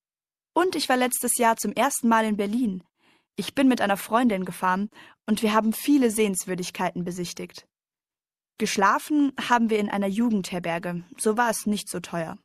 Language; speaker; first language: German; non-native, learner; Bangla